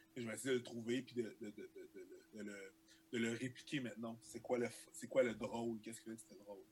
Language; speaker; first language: French; early bilingual, other home language; Haitian Creole